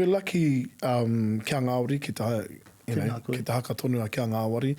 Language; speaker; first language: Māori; non-native, local second language; English